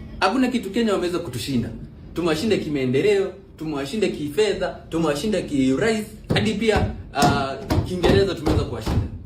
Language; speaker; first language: Swahili; native; Swahili